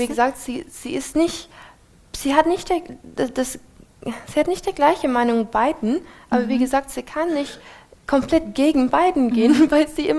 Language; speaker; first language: German; non-native, fluent; English